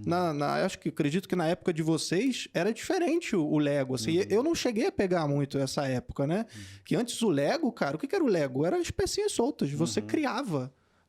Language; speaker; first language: Portuguese; native; Portuguese